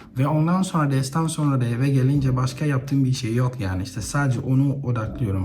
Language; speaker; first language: Turkish; non-native, fluent; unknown